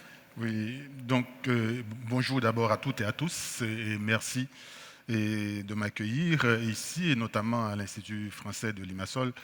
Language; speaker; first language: French; non-native, local second language; Haitian Creole